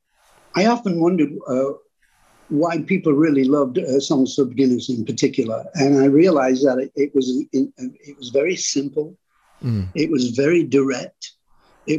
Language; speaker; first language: English; native; English